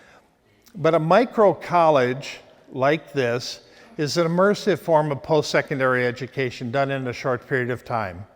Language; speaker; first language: English; native; English